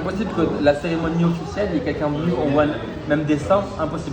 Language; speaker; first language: French; native; French